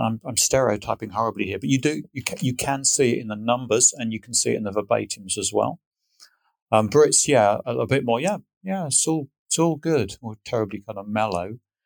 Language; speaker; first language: English; native; English